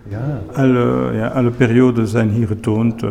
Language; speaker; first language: Dutch; non-native, learner; French